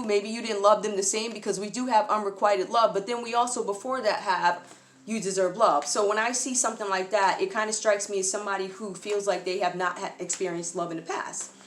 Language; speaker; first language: English; native; English